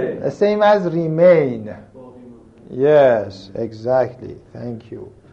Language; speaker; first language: English; non-native, fluent; Persian